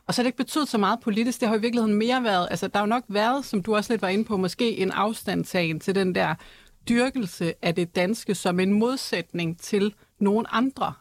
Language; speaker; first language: Danish; native; Danish